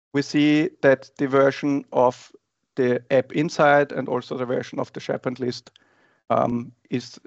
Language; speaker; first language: English; non-native, fluent; German